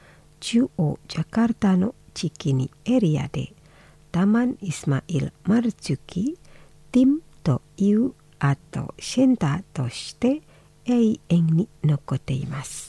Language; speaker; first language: Japanese; non-native, fluent; Indonesian